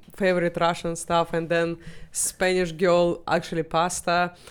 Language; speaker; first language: English; non-native, fluent; Russian